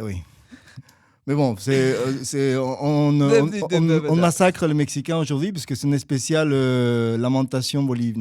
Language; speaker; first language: French; non-native, fluent; Spanish